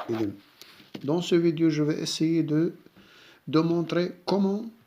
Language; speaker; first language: French; non-native, local second language; Arabic